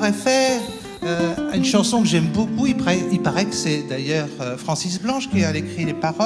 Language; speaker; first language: French; native; French